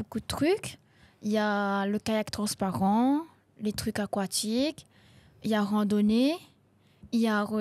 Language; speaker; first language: French; non-native, local second language; Réunion Creole French